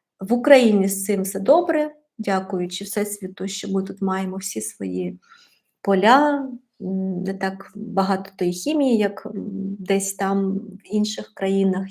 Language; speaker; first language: Ukrainian; native; Ukrainian